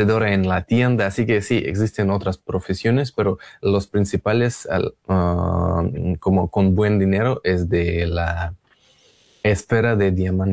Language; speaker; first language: Spanish; non-native, learner; Russian